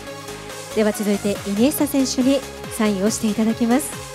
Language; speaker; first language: Japanese; native; Japanese